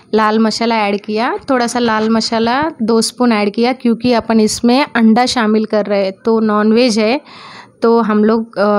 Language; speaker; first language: Hindi; non-native, local second language; Marathi